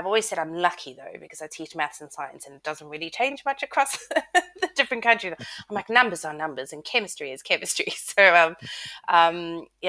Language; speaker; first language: English; native; English